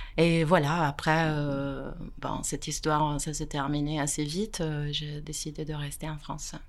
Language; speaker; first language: French; non-native, fluent; Italian